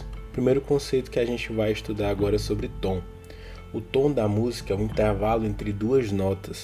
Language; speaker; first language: Portuguese; native; Portuguese